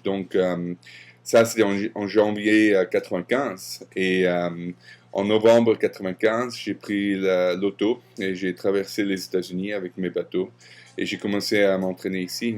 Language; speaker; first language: French; non-native, fluent; German